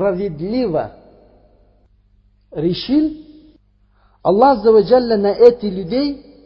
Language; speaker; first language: Russian; non-native, learner; Uzbek